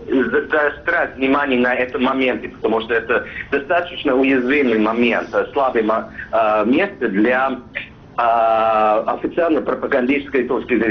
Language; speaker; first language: Russian; non-native, fluent; English